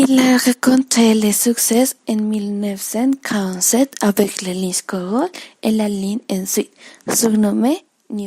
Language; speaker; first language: French; non-native, learner; Spanish